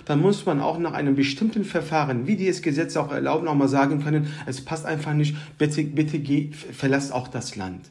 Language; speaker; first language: German; early bilingual, other home language; Turkish